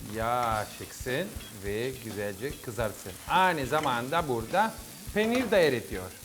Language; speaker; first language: Turkish; non-native, learner; Italian